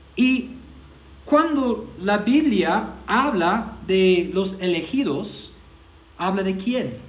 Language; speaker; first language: Spanish; non-native, fluent; English